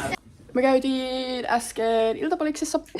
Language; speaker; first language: Finnish; native; Finnish